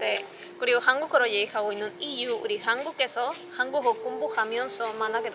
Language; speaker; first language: Korean; non-native, learner; Spanish